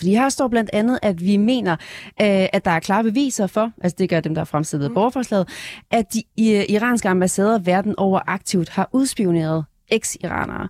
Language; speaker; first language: Danish; native; Danish